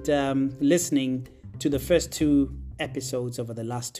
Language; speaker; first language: English; non-native, local second language; Tswana